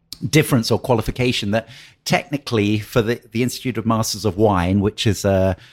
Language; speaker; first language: English; native; English